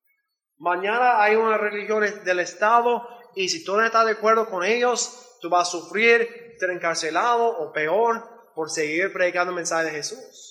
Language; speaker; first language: Spanish; non-native, learner; English